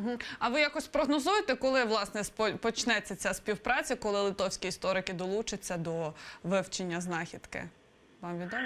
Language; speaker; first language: Ukrainian; native; Ukrainian